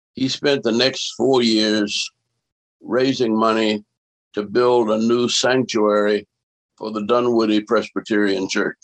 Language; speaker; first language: English; native; English